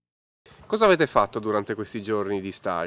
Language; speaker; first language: Italian; native; Italian